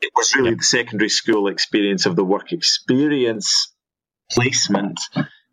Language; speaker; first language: English; native; English